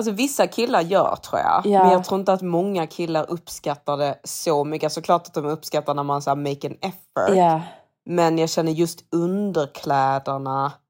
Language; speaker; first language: Swedish; native; Swedish